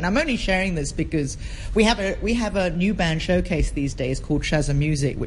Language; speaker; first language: English; native; English